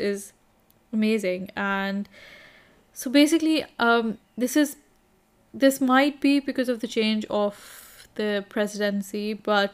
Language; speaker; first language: English; non-native, local second language; Urdu